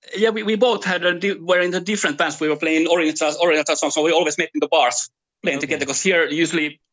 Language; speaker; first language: English; non-native, fluent; Finnish